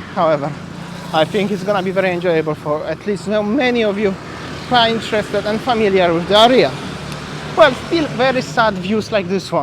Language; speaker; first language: English; non-native, fluent; Polish